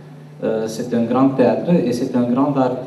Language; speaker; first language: French; non-native, fluent; Romanian